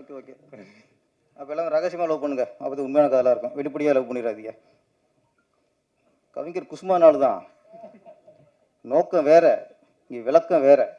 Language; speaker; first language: Tamil; native; Tamil